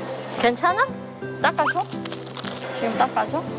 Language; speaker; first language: Korean; native; Korean